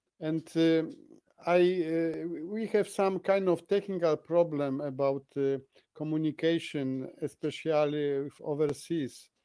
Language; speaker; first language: English; non-native, fluent; Polish